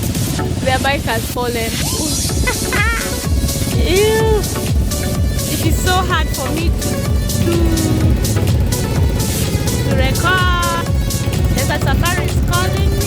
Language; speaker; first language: English; non-native, learner; Swahili